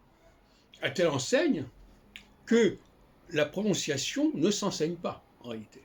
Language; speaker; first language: French; native; French